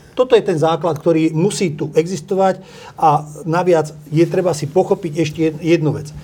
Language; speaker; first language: Slovak; non-native, local second language; Hungarian